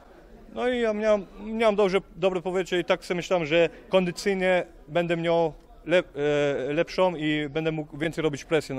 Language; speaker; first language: Polish; early bilingual, heritage; Polish